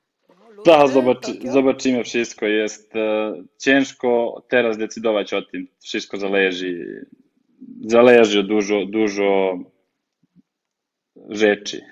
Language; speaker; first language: Polish; non-native, fluent; Serbian